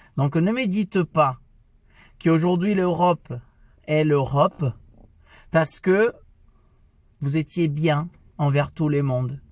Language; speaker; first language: French; non-native, fluent; Portuguese